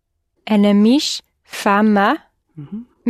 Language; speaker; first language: Arabic; non-native, learner; English